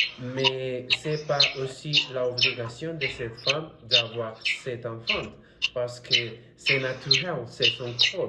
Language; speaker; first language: French; non-native, learner; Spanish